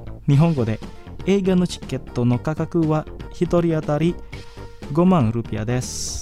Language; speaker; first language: Japanese; non-native, fluent; Indonesian